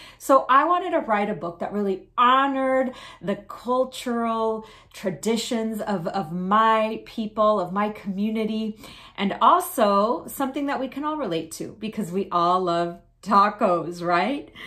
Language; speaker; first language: English; early bilingual, other home language; Spanish